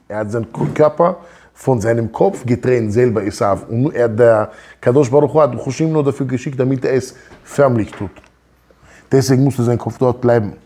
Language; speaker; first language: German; early bilingual, other home language; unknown